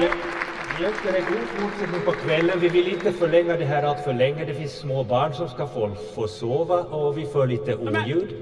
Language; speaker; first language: Swedish; native; Swedish